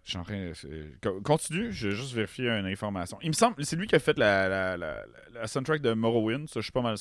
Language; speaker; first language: French; native; French